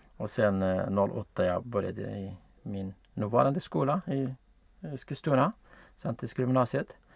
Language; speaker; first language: Swedish; non-native, fluent; Arabic